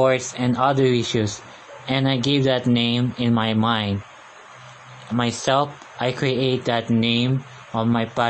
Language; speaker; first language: English; non-native, local second language; Filipino